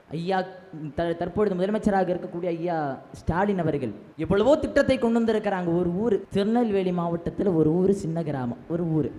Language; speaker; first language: Tamil; non-native, local second language; Malayalam